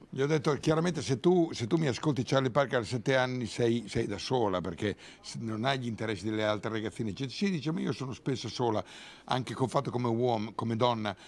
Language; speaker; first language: Italian; native; Italian